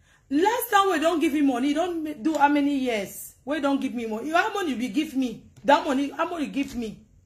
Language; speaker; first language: English; non-native, local second language; French